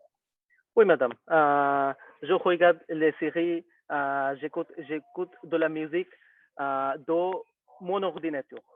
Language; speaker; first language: French; non-native, learner; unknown